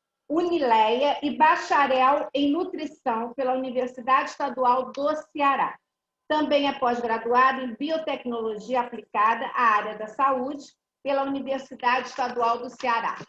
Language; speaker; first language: Portuguese; native; Portuguese